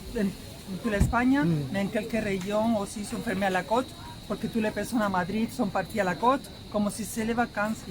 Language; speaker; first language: French; non-native, learner; Spanish